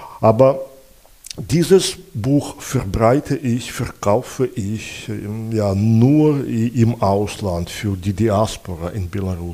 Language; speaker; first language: German; non-native, fluent; Belarusian